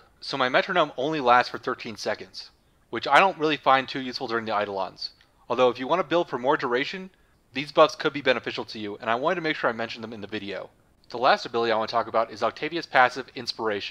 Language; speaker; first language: English; native; English